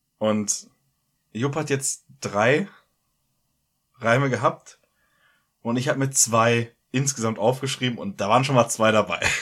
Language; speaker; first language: German; native; German